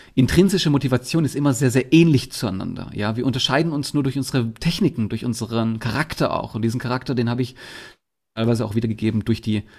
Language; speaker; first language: German; native; German